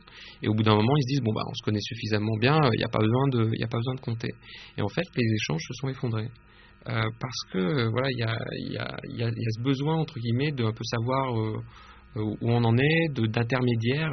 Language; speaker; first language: French; native; French